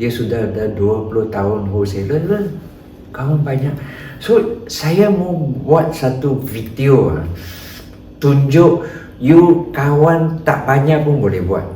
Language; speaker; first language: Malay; non-native, local second language; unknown